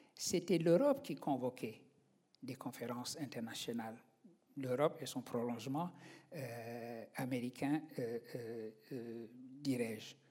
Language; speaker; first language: French; non-native, local second language; Wolof